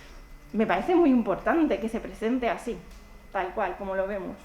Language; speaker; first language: Spanish; native; Spanish